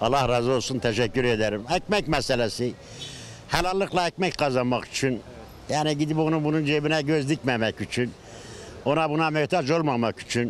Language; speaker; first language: Turkish; native; Turkish